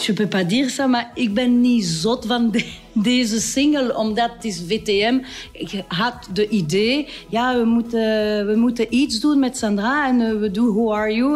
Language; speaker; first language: Dutch; non-native, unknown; French